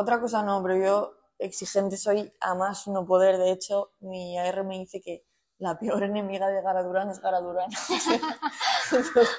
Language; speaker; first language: Spanish; native; Spanish